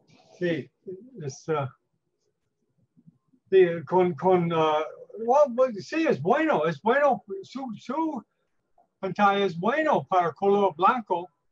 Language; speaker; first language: Spanish; non-native, learner; English